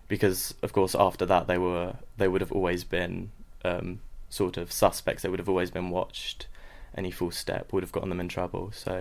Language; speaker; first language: English; native; English